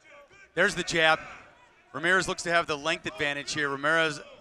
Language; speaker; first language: English; native; English